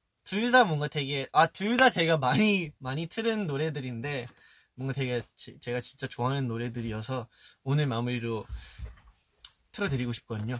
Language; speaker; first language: Korean; early bilingual, heritage; Korean